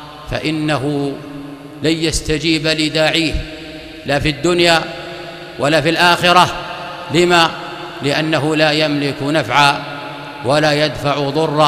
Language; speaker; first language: Arabic; native; Arabic